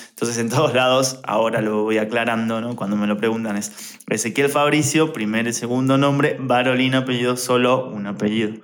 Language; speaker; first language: Spanish; native; Spanish